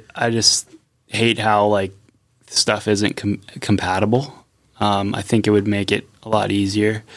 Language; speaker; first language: English; native; English